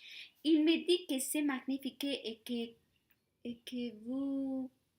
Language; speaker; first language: French; non-native, learner; Spanish